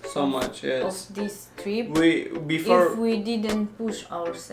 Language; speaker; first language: English; non-native, learner; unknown